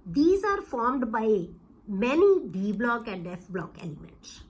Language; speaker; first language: English; non-native, local second language; Punjabi